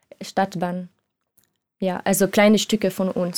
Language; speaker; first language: German; non-native, learner; French